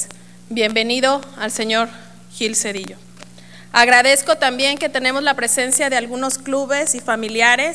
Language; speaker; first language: Spanish; native; Spanish